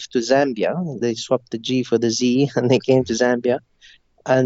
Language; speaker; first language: English; non-native, local second language; Persian